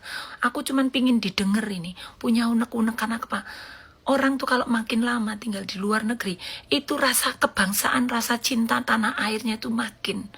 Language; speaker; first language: Indonesian; native; Indonesian